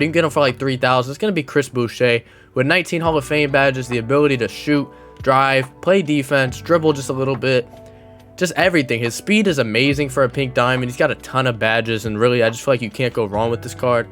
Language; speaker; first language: English; native; English